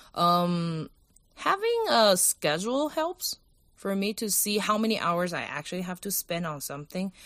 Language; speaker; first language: English; non-native, fluent; Chinese